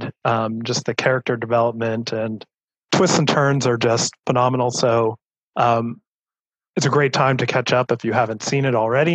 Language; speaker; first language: English; native; English